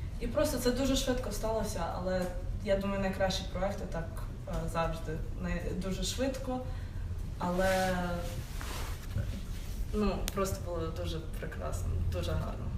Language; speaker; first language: Ukrainian; non-native, local second language; English